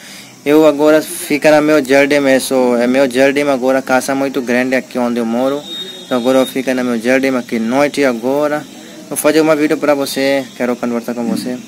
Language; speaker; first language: Portuguese; non-native, learner; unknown